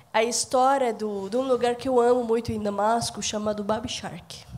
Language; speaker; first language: Portuguese; non-native, fluent; Arabic